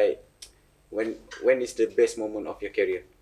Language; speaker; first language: English; non-native, local second language; Malay